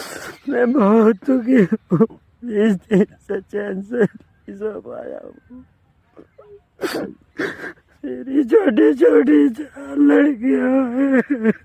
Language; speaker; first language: Hindi; native; Hindi